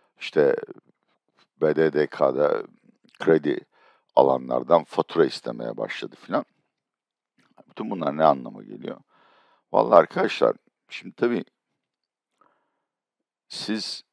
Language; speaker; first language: Turkish; native; Turkish